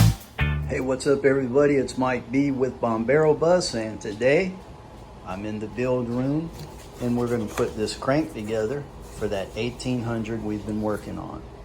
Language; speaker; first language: English; native; English